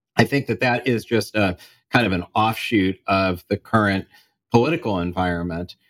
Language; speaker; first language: English; native; English